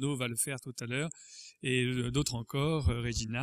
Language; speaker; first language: French; native; French